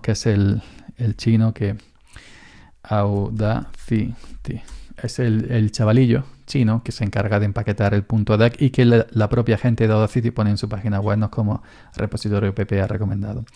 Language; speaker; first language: Spanish; native; Spanish